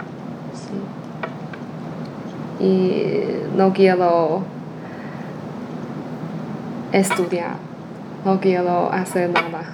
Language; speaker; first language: Spanish; non-native, learner; Chinese